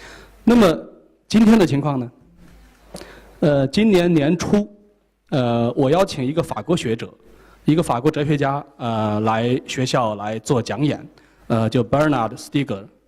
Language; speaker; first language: Chinese; native; Chinese